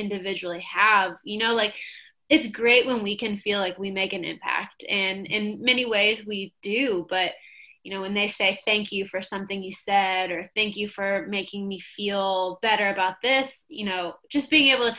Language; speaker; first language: English; native; English